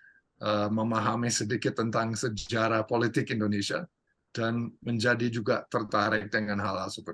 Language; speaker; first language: Indonesian; non-native, fluent; English